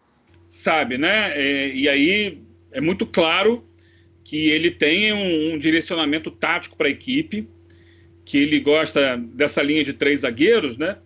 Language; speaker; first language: Portuguese; native; Portuguese